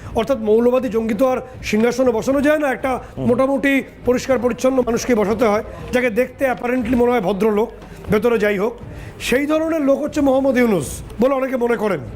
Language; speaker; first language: Bangla; native; Bangla